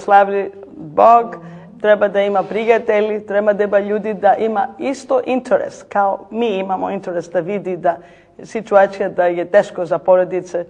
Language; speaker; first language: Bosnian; non-native, learner; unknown